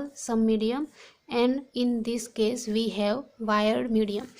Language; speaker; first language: English; non-native, local second language; Gujarati